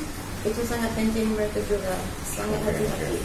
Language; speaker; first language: Indonesian; non-native, fluent; English